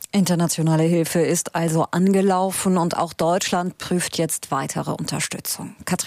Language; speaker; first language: German; native; German